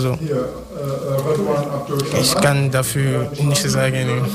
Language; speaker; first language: German; non-native, fluent; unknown